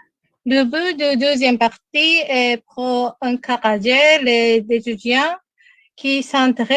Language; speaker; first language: French; non-native, learner; Japanese